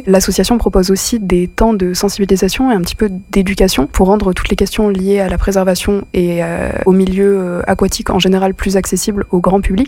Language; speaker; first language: French; native; French